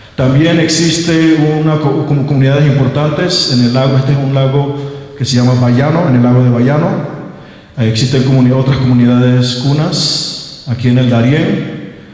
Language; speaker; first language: Spanish; non-native, local second language; English